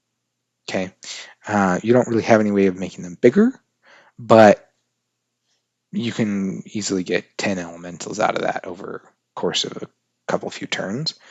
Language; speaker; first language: English; native; English